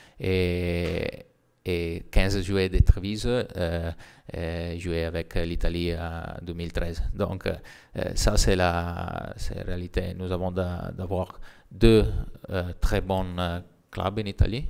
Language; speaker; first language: French; non-native, learner; Italian